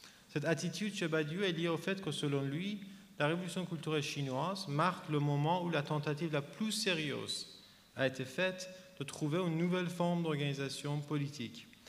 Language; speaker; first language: French; non-native, fluent; Persian